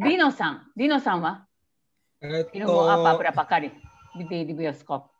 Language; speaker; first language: Indonesian; non-native, fluent; Japanese